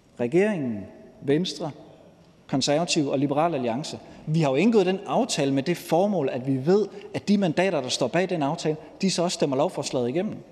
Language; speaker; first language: Danish; native; Danish